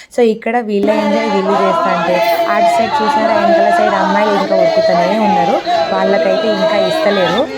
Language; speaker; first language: Telugu; non-native, local second language; Lambadi